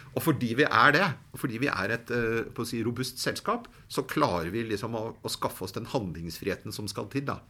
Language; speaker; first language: Norwegian; native; Norwegian